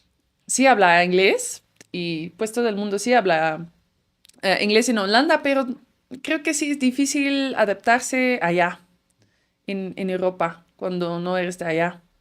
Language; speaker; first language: Spanish; non-native, fluent; Dutch